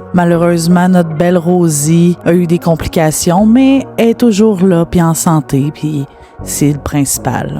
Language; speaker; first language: French; native; French